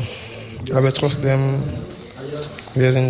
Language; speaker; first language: German; non-native, learner; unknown